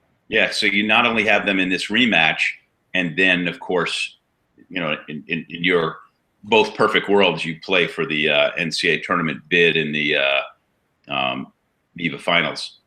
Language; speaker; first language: English; native; English